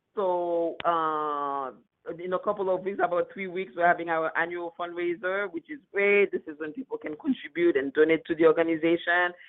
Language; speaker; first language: English; non-native, fluent; Haitian Creole